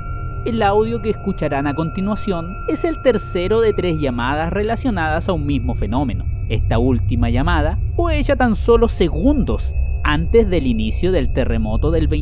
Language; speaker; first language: Spanish; native; Spanish